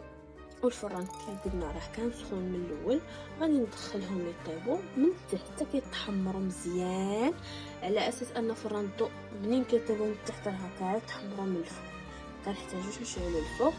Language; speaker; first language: Arabic; native; Arabic